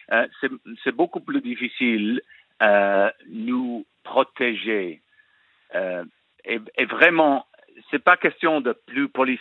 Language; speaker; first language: French; non-native, learner; English